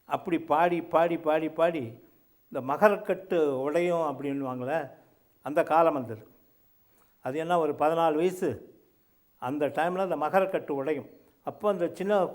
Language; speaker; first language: Tamil; early bilingual, heritage; Tamil